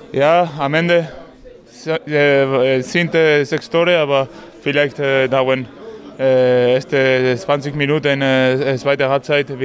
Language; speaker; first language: German; non-native, learner; Spanish